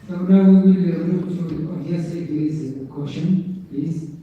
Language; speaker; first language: English; non-native, fluent; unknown